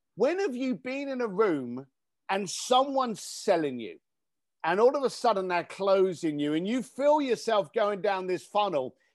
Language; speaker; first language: English; native; English